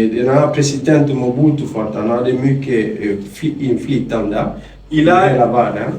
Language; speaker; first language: Swedish; non-native, fluent; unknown